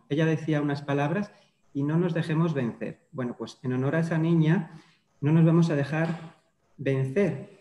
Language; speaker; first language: Spanish; native; Spanish